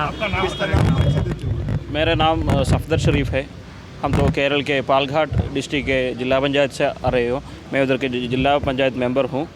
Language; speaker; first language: Hindi; non-native, local second language; Malayalam